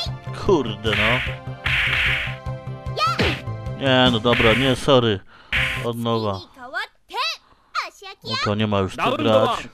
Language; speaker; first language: Polish; native; Polish